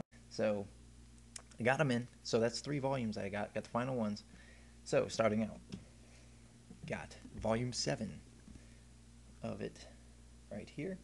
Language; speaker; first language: English; native; English